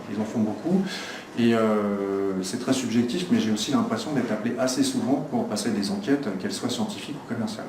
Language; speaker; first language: French; native; French